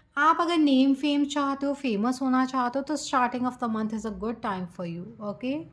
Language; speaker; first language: Hindi; native; Hindi